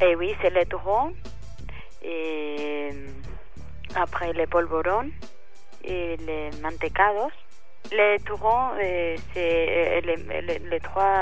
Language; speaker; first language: French; non-native, fluent; Spanish